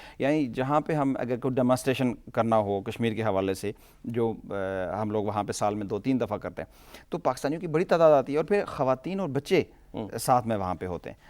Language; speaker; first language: Urdu; non-native, local second language; Punjabi